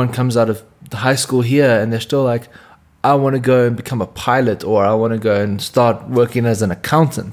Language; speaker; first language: English; native; English